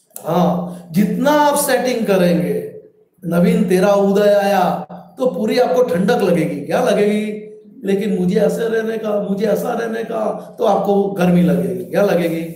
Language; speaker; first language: Hindi; non-native, local second language; Gujarati